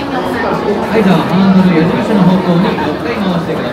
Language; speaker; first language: Japanese; native; Japanese